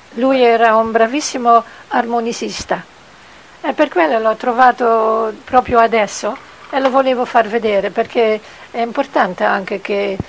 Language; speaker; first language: Italian; non-native, fluent; Dutch